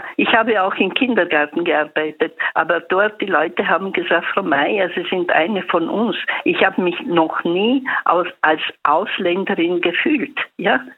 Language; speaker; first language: German; early bilingual, other home language; Italian